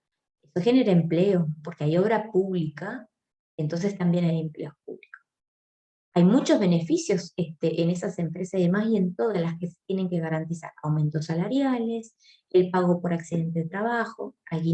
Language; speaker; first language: Spanish; native; Spanish